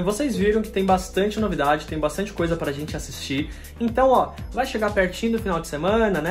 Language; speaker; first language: Portuguese; native; Portuguese